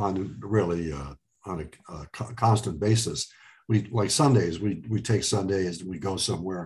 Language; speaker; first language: English; early bilingual, other home language; Arabic